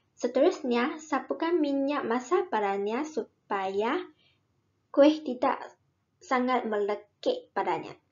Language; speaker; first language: Malay; non-native, local second language; Min Nan Chinese